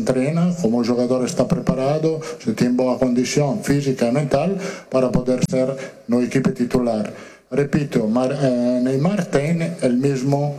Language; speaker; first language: Portuguese; non-native, learner; Italian